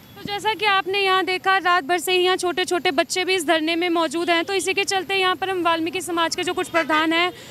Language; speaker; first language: Hindi; non-native, local second language; Punjabi